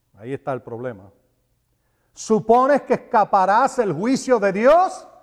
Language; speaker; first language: Spanish; early bilingual, heritage; Spanish